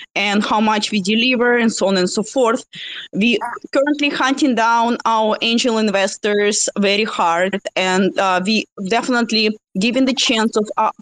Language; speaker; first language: English; non-native, fluent; Russian